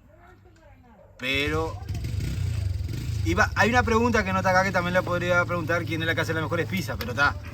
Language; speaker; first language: Spanish; native; Spanish